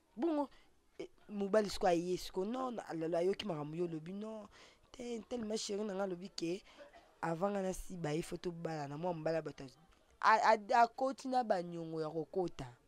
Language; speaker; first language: Lingala; non-native, local second language; Swahili